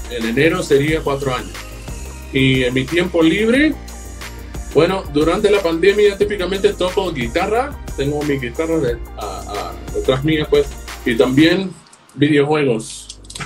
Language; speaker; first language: Spanish; non-native, fluent; English